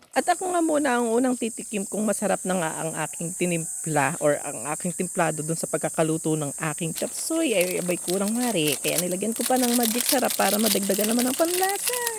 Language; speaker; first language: Filipino; native; Filipino